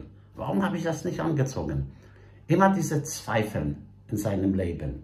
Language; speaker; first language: German; non-native, fluent; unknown